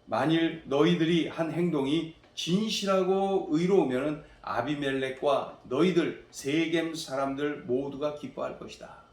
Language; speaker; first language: Korean; native; Korean